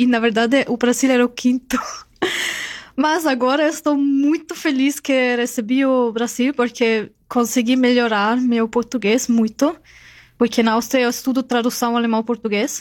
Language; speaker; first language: Portuguese; non-native, fluent; German